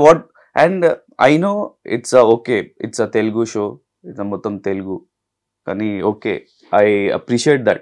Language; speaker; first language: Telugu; non-native, local second language; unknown